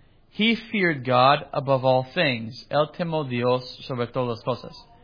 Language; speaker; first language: Spanish; non-native, fluent; English